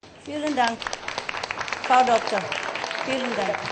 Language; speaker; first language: German; non-native, learner; Vietnamese